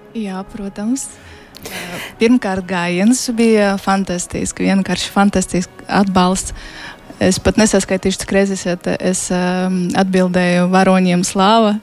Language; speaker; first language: Latvian; non-native, fluent; Ukrainian